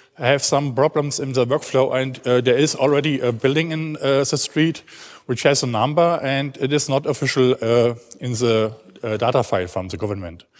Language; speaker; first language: English; non-native, learner; German